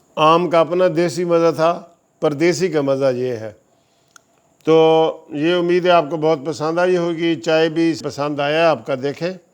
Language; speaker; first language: Urdu; non-native, local second language; Punjabi